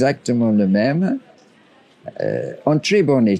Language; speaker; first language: French; non-native, fluent; English